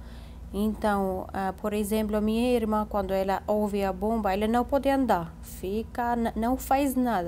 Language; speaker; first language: Portuguese; non-native, learner; Arabic